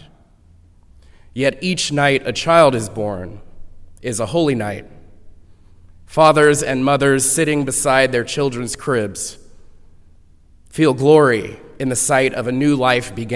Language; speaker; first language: English; native; English